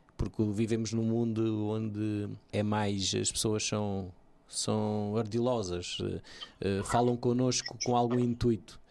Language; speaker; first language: Portuguese; early bilingual, other home language; Kabuverdianu